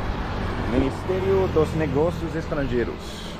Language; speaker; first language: Portuguese; non-native, learner; English